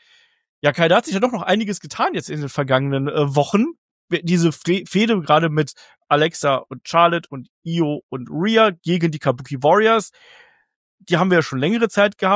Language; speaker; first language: German; native; German